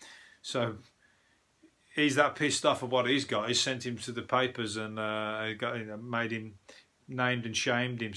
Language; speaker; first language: English; native; English